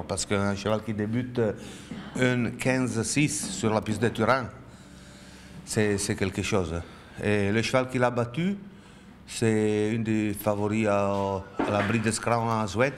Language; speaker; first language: French; non-native, learner; Italian